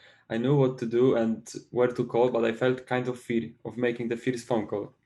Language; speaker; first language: English; non-native, fluent; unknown